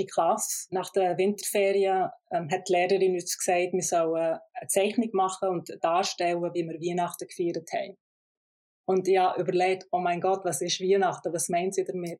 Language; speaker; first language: German; early bilingual, other home language; Albanian